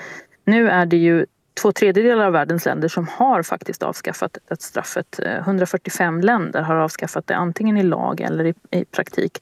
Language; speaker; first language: Swedish; native; Swedish